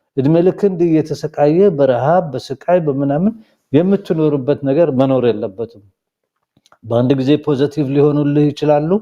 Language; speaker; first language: Amharic; non-native, local second language; Somali